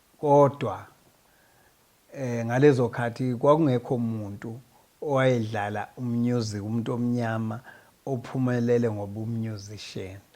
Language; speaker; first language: Zulu; native; Zulu